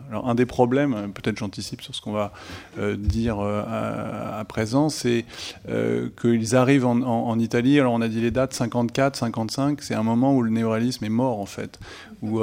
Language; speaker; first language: French; native; French